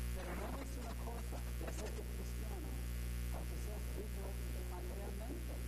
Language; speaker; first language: Spanish; non-native, fluent; English